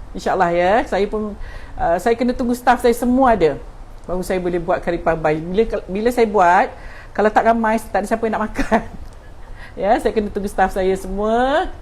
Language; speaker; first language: Malay; native; Malay